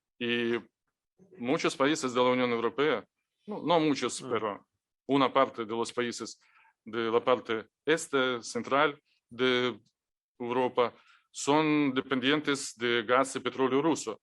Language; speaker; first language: Spanish; non-native, fluent; Ukrainian